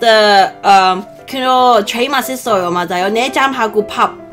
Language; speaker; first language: Korean; non-native, learner; Cantonese